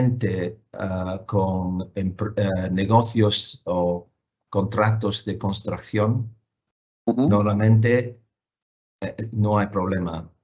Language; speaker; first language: Spanish; non-native, fluent; English